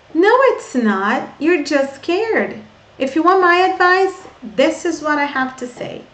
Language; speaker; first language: English; non-native, fluent; Portuguese